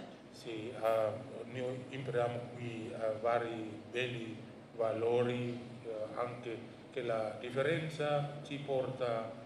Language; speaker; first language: Italian; non-native, fluent; Indonesian